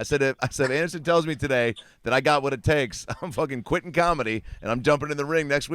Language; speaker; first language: English; native; English